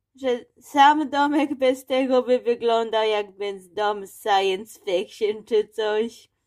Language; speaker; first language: Polish; early bilingual, heritage; Polish